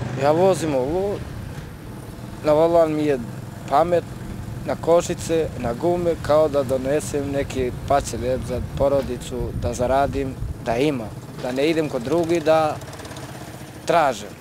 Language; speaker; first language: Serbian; non-native, local second language; Romany